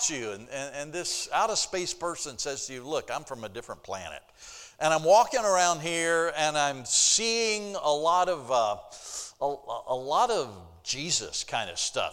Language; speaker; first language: English; native; English